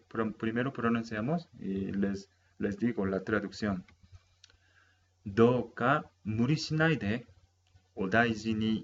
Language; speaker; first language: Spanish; non-native, fluent; Japanese